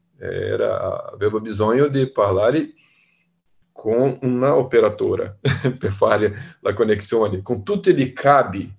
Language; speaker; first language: Italian; non-native, learner; Portuguese